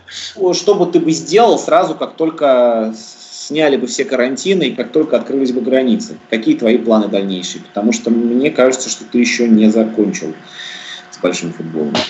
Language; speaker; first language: Russian; native; Russian